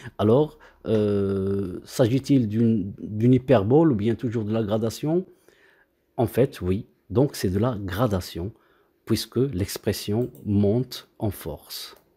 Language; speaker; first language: French; non-native, local second language; Arabic